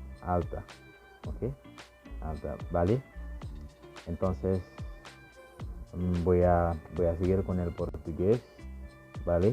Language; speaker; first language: Spanish; non-native, fluent; Haitian Creole